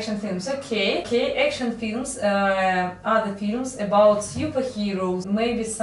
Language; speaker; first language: English; non-native, fluent; Russian